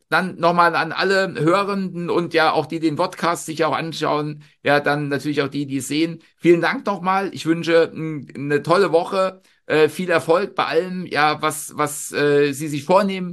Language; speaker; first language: German; native; German